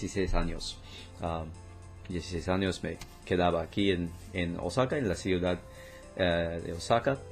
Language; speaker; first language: Spanish; non-native, learner; English